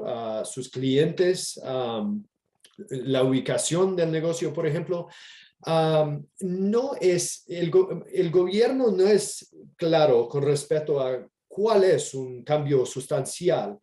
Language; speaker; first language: Spanish; non-native, fluent; English